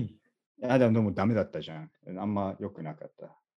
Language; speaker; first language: Japanese; non-native, fluent; English